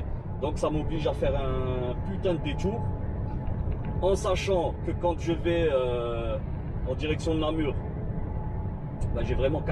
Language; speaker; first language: French; native; French